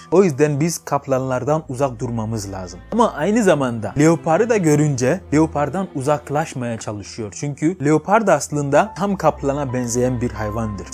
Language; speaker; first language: Turkish; non-native, fluent; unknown